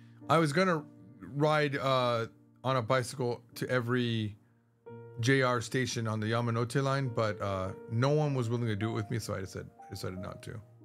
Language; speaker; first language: English; native; English